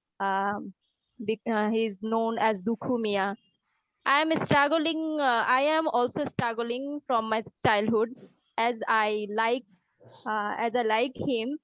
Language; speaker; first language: English; non-native, learner; Bangla